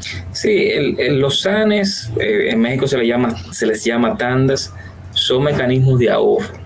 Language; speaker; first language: Spanish; native; Spanish